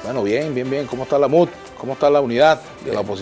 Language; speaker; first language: Spanish; native; Spanish